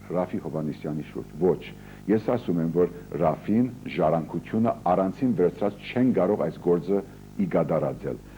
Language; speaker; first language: Armenian; early bilingual, heritage; Armenian